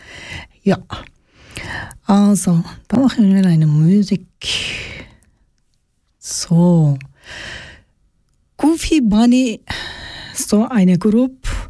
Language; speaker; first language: German; non-native, fluent; Georgian